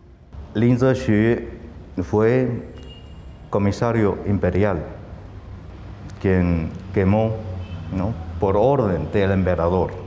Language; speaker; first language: Spanish; non-native, fluent; Chinese